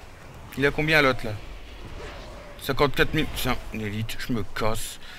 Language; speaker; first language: French; native; French